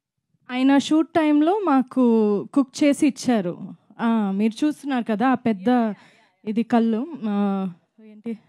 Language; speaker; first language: Telugu; non-native, fluent; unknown